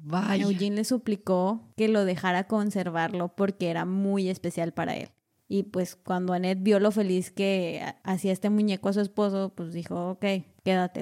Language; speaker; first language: Spanish; native; Spanish